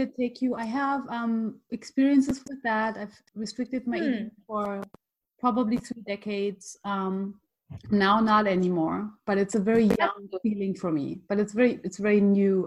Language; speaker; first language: English; non-native, fluent; German